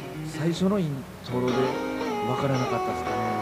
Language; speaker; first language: Japanese; native; Japanese